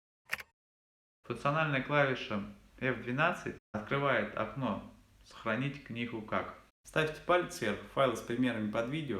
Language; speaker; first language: Russian; native; Russian